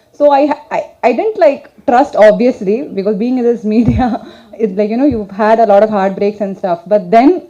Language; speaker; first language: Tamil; non-native, learner; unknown